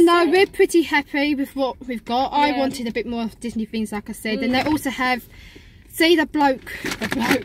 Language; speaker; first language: English; native; English